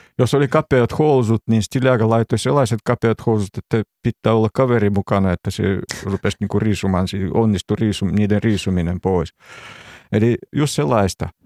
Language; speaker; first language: Finnish; non-native, fluent; Russian